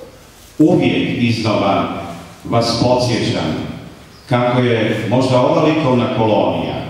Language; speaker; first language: Croatian; native; Croatian